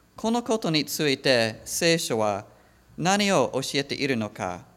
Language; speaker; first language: Japanese; non-native, fluent; English